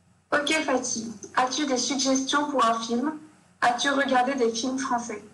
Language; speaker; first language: French; non-native, learner; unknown